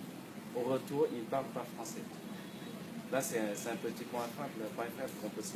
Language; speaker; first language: French; non-native, fluent; Vietnamese